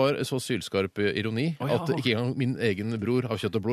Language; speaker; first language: Norwegian; native; Norwegian